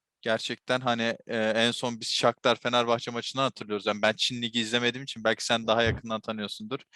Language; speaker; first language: Turkish; native; Turkish